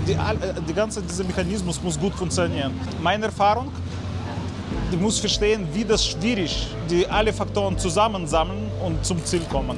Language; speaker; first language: German; non-native, learner; Russian